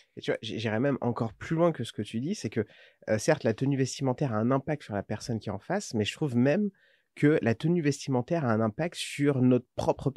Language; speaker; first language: French; native; French